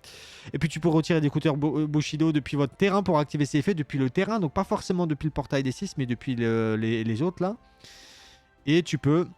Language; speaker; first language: French; native; French